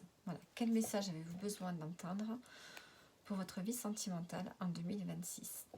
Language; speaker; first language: French; native; French